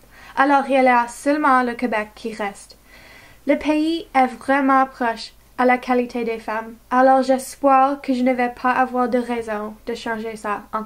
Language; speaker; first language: French; non-native, learner; English